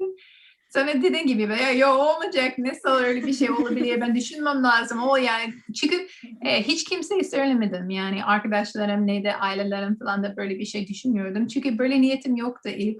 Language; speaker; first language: Turkish; non-native, learner; English